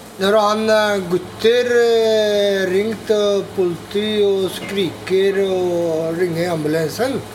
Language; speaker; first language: Norwegian; non-native, learner; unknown